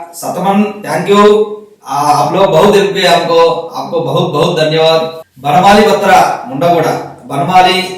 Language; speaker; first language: Hindi; non-native, local second language; Telugu